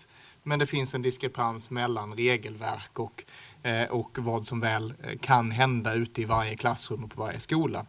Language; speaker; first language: Swedish; native; Swedish